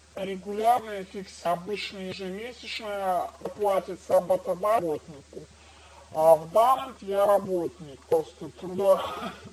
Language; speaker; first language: Russian; non-native, learner; English